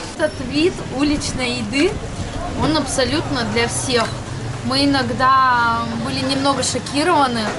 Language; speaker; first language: Russian; native; Russian